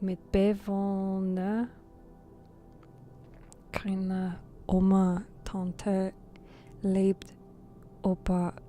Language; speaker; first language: German; non-native, learner; English